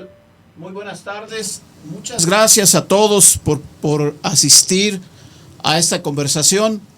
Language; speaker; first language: Spanish; native; Spanish